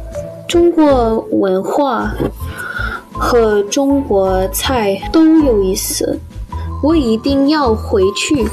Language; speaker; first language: Chinese; non-native, learner; English